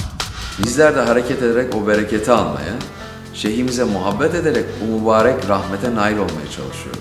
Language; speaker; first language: Turkish; native; Turkish